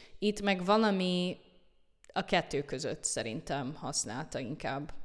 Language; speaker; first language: Hungarian; non-native, fluent; English